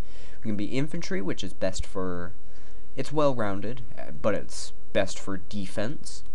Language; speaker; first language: English; native; English